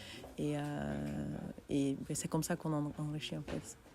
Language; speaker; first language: French; non-native, fluent; Hungarian